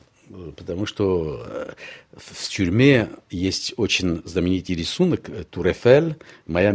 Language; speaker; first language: Russian; non-native, local second language; Armenian